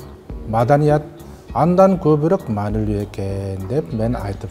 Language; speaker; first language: Kyrgyz; non-native, fluent; Korean